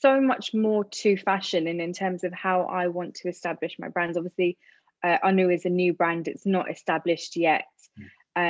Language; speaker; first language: English; native; English